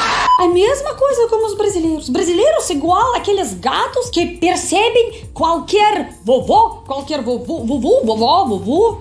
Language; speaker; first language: Portuguese; non-native, fluent; Russian